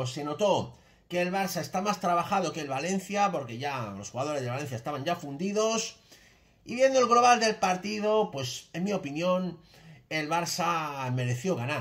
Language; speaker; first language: Spanish; native; Spanish